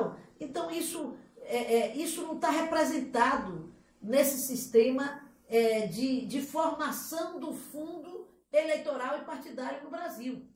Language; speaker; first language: Portuguese; native; Portuguese